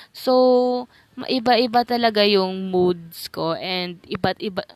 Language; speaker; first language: Filipino; non-native, fluent; Cebuano